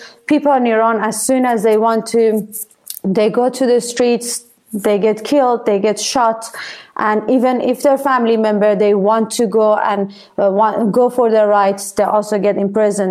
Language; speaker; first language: English; non-native, fluent; Persian